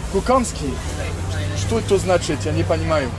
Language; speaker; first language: Russian; non-native, learner; French